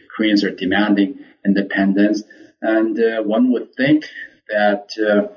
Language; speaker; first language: English; early bilingual, other home language; Korean